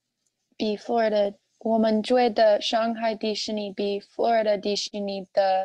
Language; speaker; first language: Chinese; non-native, learner; English